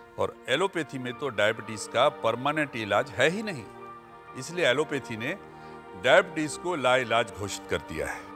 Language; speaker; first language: Hindi; native; Hindi